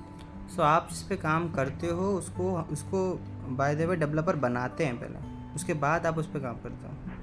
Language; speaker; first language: Hindi; native; Hindi